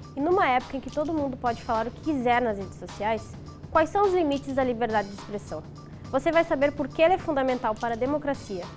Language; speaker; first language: Portuguese; native; Portuguese